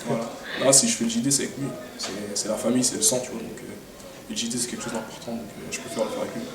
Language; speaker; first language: French; native; French